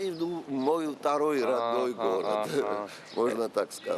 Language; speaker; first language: Russian; non-native, local second language; Georgian